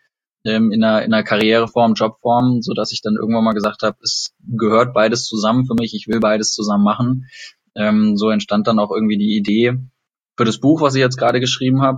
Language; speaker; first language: German; native; German